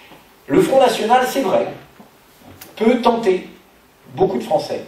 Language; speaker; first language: French; native; French